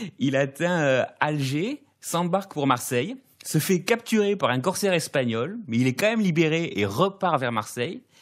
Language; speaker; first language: French; native; French